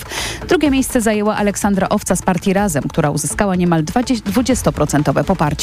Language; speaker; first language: Polish; native; Polish